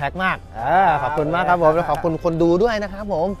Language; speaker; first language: Thai; native; Thai